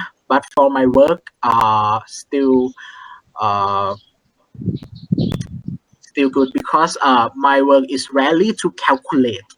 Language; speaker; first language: English; non-native, learner; Thai